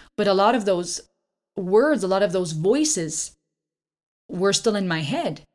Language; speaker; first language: English; early bilingual, other home language; German